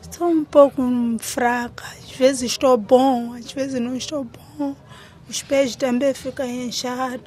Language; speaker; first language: Portuguese; non-native, local second language; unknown